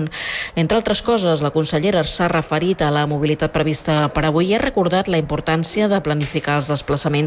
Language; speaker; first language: Catalan; native; Catalan